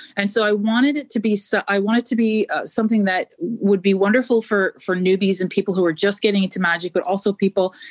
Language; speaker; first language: English; native; English